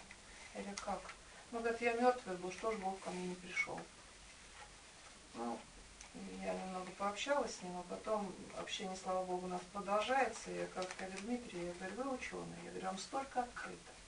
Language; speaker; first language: Russian; native; Russian